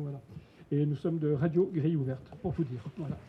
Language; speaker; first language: French; native; French